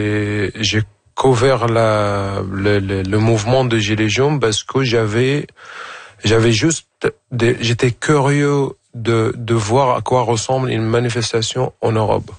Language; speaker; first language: French; non-native, fluent; Arabic